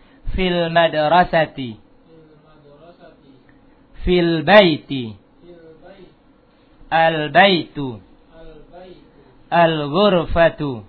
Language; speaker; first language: Arabic; non-native, fluent; Indonesian